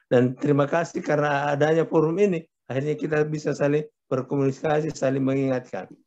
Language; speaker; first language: Indonesian; native; Indonesian